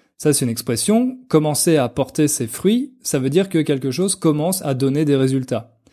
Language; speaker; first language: French; native; French